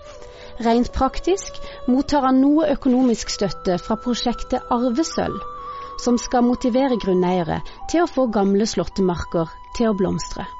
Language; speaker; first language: Norwegian; native; Norwegian